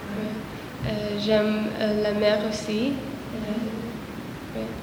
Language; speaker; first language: French; non-native, learner; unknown